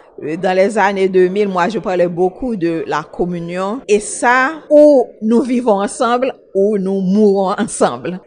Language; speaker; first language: French; non-native, local second language; Haitian Creole